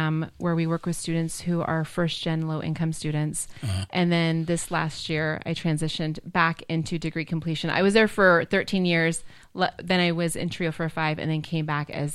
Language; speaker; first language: English; native; English